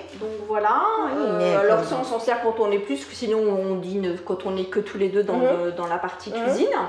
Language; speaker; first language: French; native; French